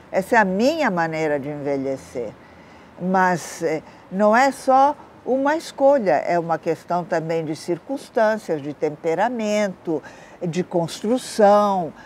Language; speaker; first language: Portuguese; early bilingual, other home language; Italian